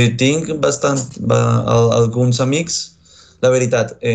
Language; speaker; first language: Catalan; non-native, fluent; Spanish